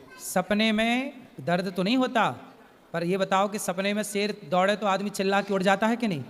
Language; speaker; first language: Hindi; native; Hindi